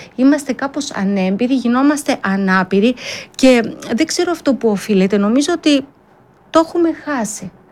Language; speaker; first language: Greek; early bilingual, heritage; Greek